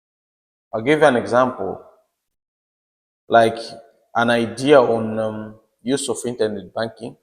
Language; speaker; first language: English; non-native, local second language; Nyanja